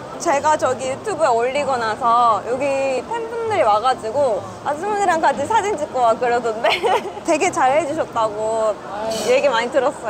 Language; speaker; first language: Korean; non-native, fluent; Japanese